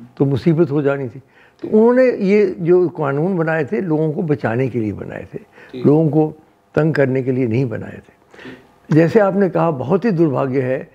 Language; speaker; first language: Hindi; non-native, local second language; Dogri